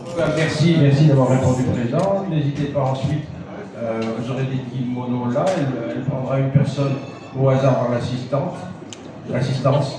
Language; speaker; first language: French; native; French